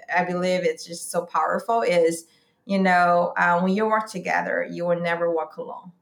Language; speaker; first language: English; non-native, fluent; Chinese